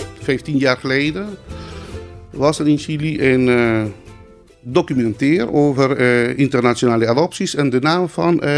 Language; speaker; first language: Dutch; non-native, local second language; Spanish